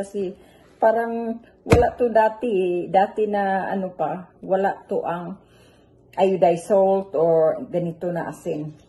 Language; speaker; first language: Filipino; non-native, local second language; Cebuano